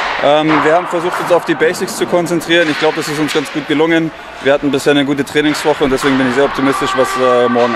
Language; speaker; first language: German; native; German